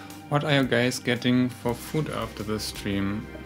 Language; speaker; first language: English; non-native, fluent; German